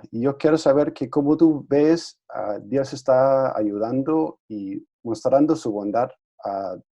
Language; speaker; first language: Spanish; non-native, fluent; Danish